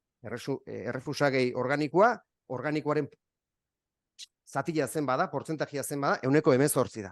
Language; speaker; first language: Basque; native; Basque